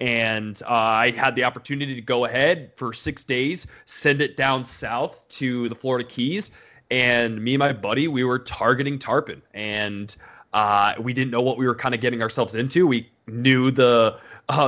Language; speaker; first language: English; native; English